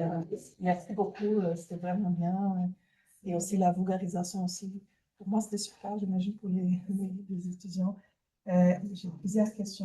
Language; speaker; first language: French; native; French